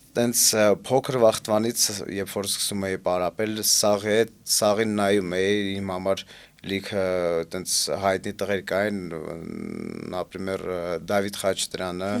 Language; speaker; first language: Armenian; early bilingual, heritage; Armenian